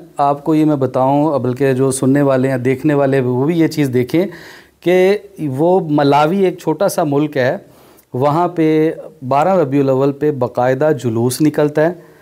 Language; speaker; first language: Urdu; native; Urdu